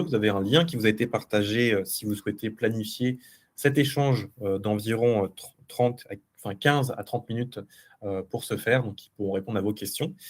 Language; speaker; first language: French; native; French